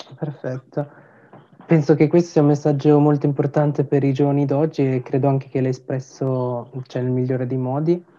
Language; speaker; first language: Italian; early bilingual, other home language; Tamil